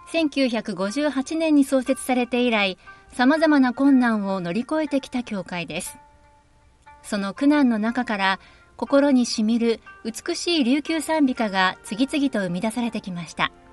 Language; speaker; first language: Japanese; native; Japanese